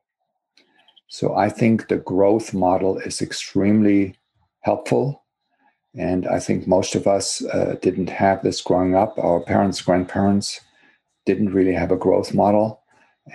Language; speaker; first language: English; non-native, fluent; German